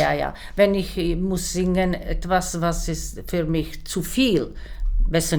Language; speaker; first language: German; non-native, learner; Czech